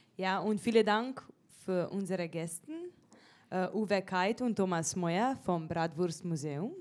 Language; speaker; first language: German; non-native, learner; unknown